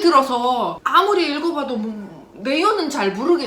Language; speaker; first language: Korean; non-native, fluent; Russian